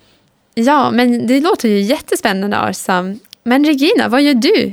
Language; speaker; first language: Swedish; non-native, fluent; German